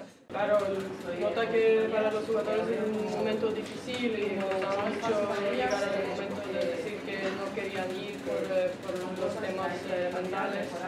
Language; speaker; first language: Spanish; non-native, learner; Norwegian